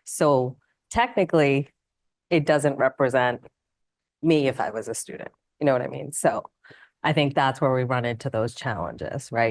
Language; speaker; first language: English; non-native, local second language; Malayalam